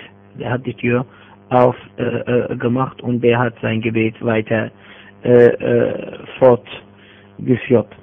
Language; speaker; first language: German; non-native, fluent; Arabic